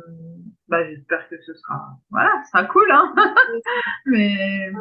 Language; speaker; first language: French; native; French